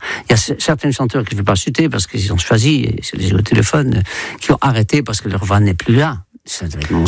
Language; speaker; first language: French; non-native, fluent; Dutch